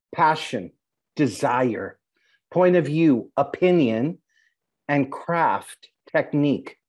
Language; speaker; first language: English; native; English